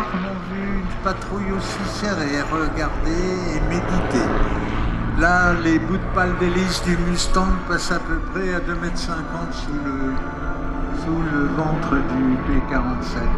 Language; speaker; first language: French; native; French